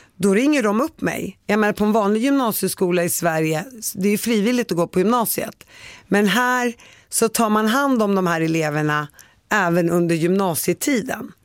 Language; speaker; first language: Swedish; native; Swedish